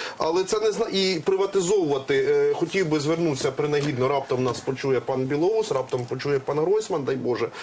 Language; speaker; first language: Ukrainian; native; Ukrainian